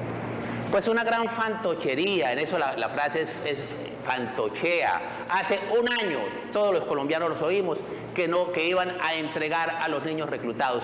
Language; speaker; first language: Spanish; native; Spanish